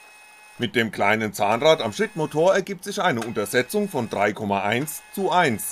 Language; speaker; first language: German; native; German